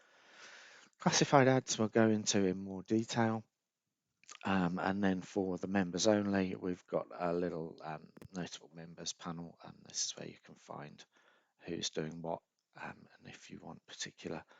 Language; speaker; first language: English; native; English